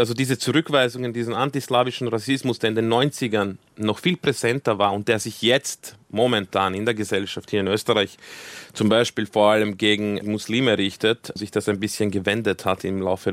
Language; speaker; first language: German; early bilingual, other home language; Croatian